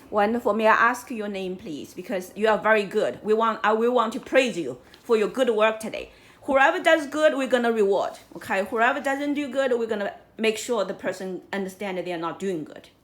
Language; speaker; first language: English; non-native, fluent; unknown